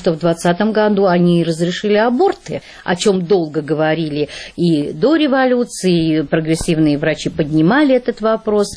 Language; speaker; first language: Russian; native; Russian